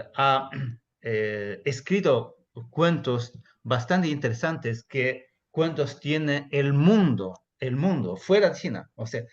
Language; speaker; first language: Spanish; non-native, fluent; Chinese